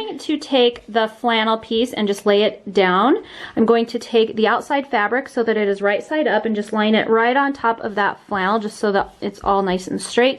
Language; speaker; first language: English; native; English